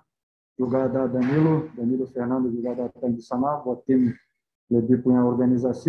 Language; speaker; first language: Indonesian; non-native, fluent; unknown